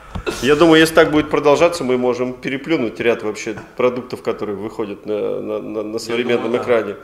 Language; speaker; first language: Russian; native; Russian